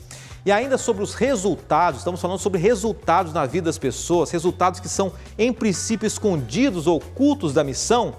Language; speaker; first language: Portuguese; native; Portuguese